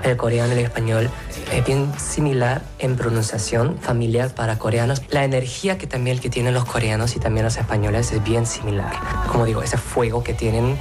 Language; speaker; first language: Spanish; non-native, fluent; Korean